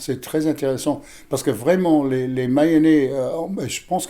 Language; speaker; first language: French; non-native, fluent; English